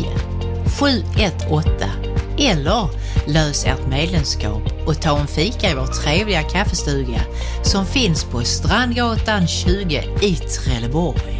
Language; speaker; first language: Swedish; native; Swedish